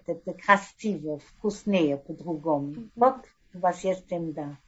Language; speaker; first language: Russian; non-native, fluent; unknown